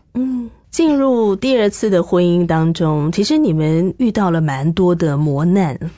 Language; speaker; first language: Chinese; native; Chinese